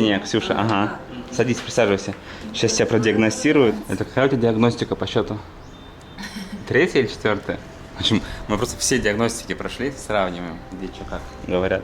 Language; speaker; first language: Russian; native; Russian